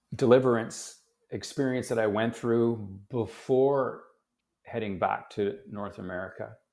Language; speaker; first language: English; native; English